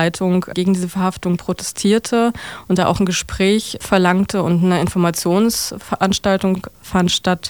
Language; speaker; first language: German; native; German